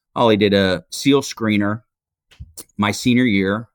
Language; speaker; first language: English; native; English